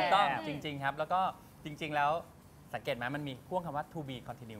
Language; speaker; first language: Thai; native; Thai